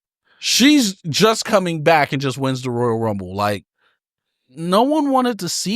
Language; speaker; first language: English; native; English